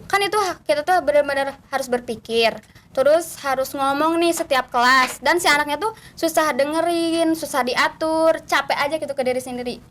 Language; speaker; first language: Indonesian; non-native, local second language; Sundanese